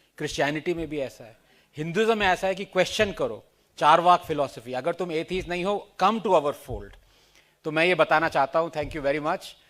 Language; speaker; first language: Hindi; non-native, local second language; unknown